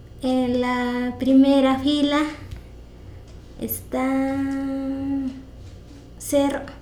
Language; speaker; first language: Spanish; non-native, local second language; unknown